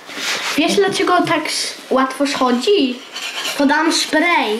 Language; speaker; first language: Polish; early bilingual, heritage; Polish